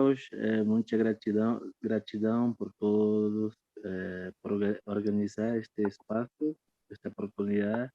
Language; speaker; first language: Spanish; non-native, fluent; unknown